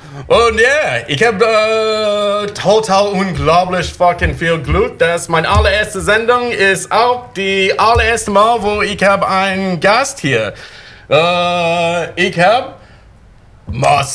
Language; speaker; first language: German; non-native, fluent; English